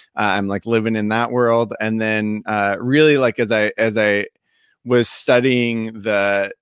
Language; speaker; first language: English; native; English